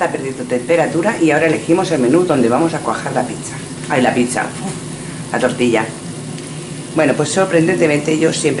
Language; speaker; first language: Spanish; native; Spanish